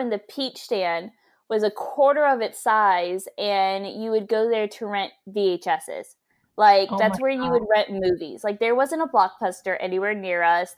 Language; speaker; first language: English; native; English